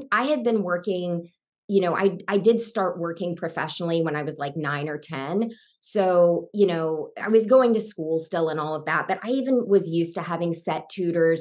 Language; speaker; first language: English; native; English